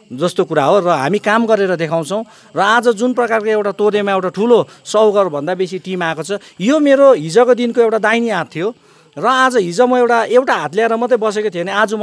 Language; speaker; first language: Nepali; native; Nepali